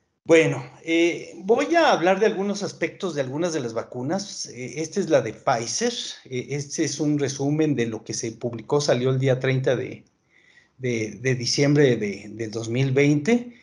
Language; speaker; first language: Spanish; native; Spanish